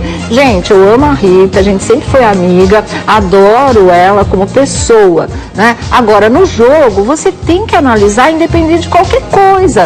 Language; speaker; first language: Portuguese; native; Portuguese